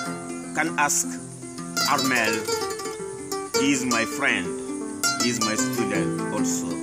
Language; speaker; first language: English; non-native, learner; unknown